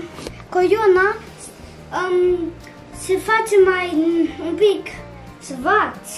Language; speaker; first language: Romanian; early bilingual, heritage; Romanian